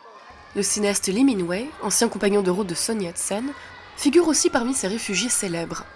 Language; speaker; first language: French; native; French